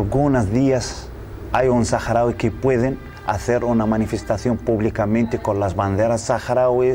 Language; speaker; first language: Spanish; non-native, fluent; Arabic